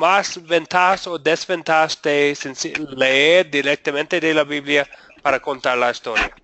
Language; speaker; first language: Spanish; non-native, fluent; English